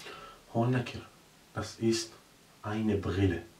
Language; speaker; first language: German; non-native, learner; Arabic